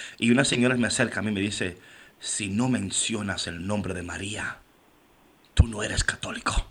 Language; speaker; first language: Spanish; native; Spanish